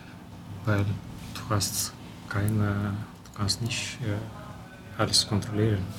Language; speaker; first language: German; non-native, local second language; Romanian